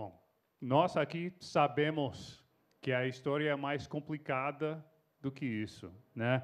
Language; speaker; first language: Portuguese; non-native, fluent; English